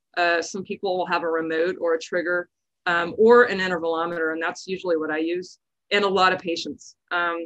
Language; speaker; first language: English; native; English